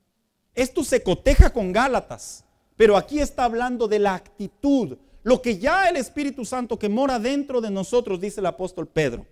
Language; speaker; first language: Spanish; native; Spanish